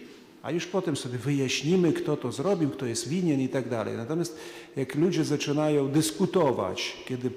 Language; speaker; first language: Polish; non-native, fluent; Ukrainian